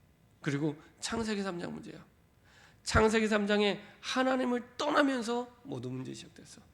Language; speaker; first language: Korean; native; Korean